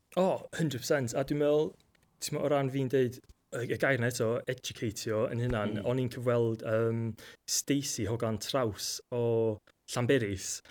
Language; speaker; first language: Welsh; native; Welsh